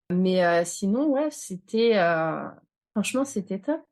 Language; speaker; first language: French; native; French